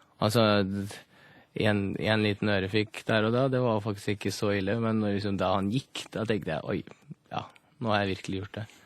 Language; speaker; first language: Norwegian; early bilingual, other home language; Russian